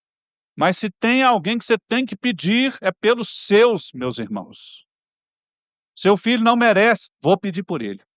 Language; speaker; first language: Portuguese; native; Portuguese